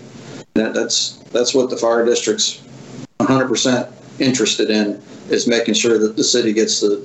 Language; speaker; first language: English; native; English